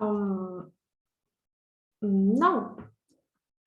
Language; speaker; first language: English; non-native, learner; Spanish